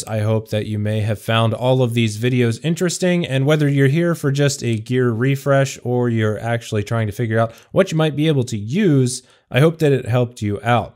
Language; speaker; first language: English; native; English